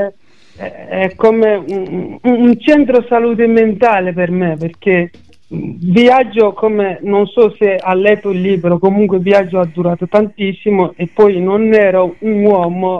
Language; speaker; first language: Italian; non-native, fluent; Bambara